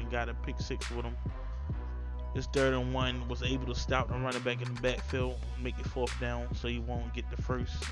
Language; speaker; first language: English; native; English